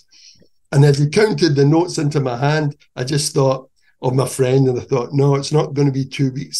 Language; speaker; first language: English; native; English